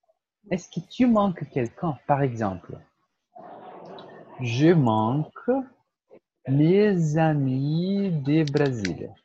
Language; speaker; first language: French; non-native, fluent; Portuguese